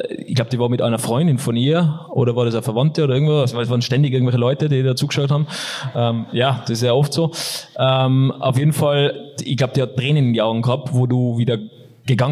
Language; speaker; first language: German; native; German